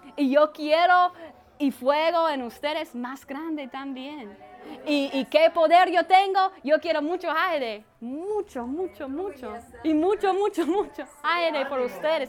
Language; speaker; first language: Spanish; non-native, learner; English